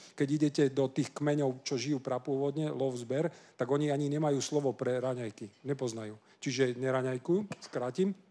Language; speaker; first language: Slovak; non-native, local second language; Hungarian